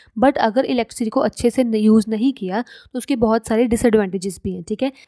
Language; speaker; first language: Hindi; native; Hindi